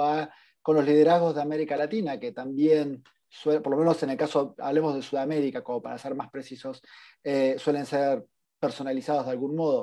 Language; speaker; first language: Spanish; native; Spanish